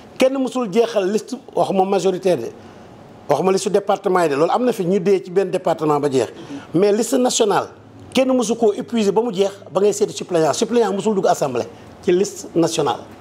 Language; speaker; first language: Wolof; native; Wolof